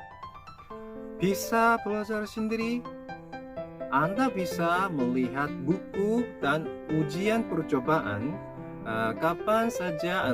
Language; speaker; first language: Indonesian; non-native, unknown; Korean